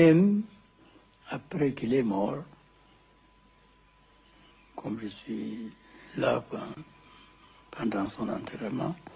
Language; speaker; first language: French; non-native, fluent; Amharic